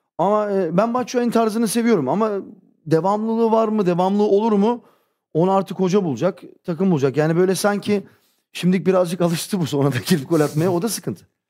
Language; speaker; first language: Turkish; early bilingual, heritage; Turkish